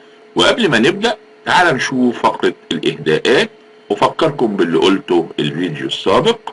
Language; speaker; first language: Arabic; native; Arabic